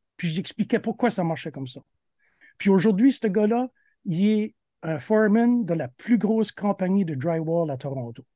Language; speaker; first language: French; native; French